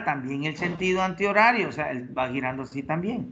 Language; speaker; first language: Spanish; native; Spanish